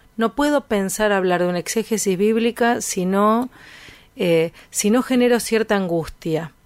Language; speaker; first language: Spanish; native; Spanish